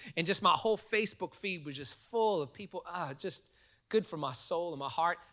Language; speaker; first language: English; native; English